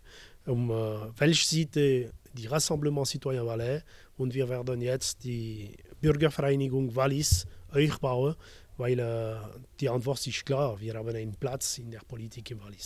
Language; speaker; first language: German; non-native, local second language; French